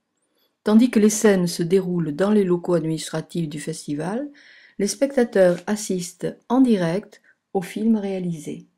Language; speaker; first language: French; native; French